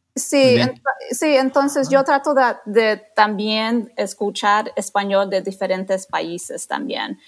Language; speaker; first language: Spanish; non-native, fluent; English